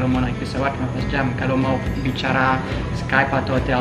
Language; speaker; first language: Indonesian; non-native, fluent; French